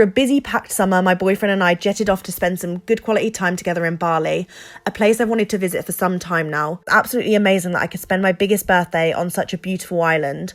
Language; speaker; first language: English; native; English